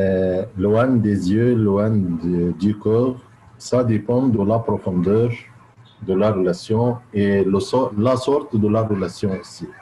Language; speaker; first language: French; non-native, fluent; Arabic